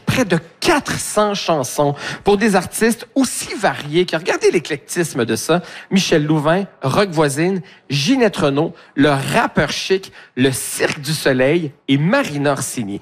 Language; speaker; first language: French; native; French